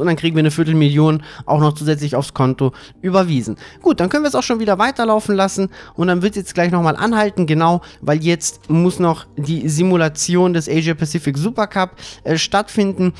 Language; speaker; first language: German; native; German